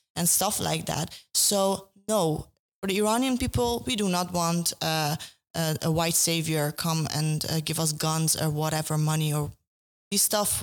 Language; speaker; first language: English; non-native, fluent; Persian